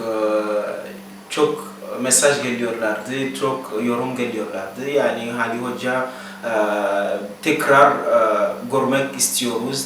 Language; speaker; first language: Turkish; non-native, learner; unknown